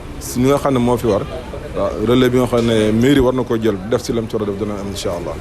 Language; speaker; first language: Wolof; native; Wolof